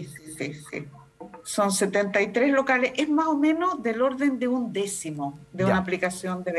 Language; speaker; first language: Spanish; native; Spanish